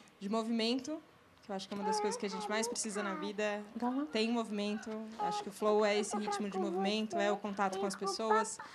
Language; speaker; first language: Portuguese; native; Portuguese